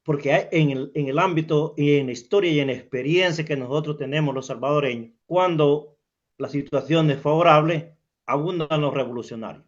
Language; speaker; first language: Spanish; native; Spanish